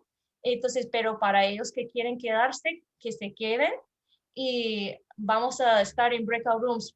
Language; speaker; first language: Spanish; non-native, learner; English